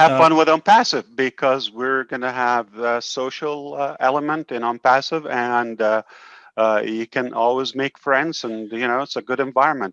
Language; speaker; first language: English; non-native, fluent; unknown